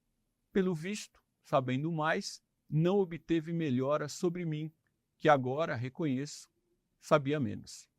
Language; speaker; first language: Portuguese; native; Portuguese